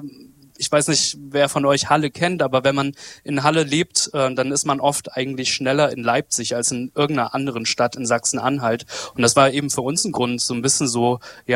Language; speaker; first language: German; native; German